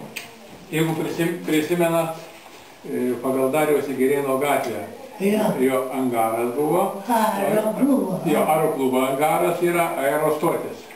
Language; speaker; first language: Lithuanian; native; Lithuanian